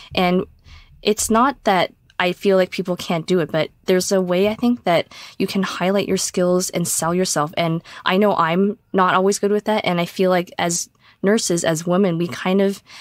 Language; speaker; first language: English; native; English